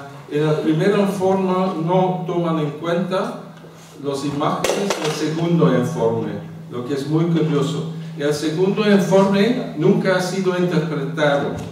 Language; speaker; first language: Spanish; non-native, fluent; Dutch